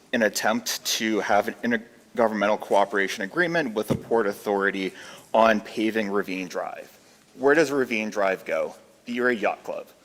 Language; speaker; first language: English; native; English